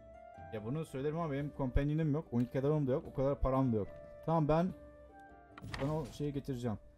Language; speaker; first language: Turkish; native; Turkish